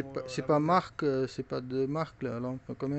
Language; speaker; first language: French; non-native, learner; Russian